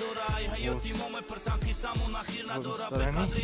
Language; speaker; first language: Russian; non-native, learner; Tajik